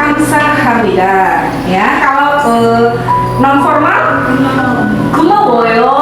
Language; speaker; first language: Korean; non-native, fluent; Indonesian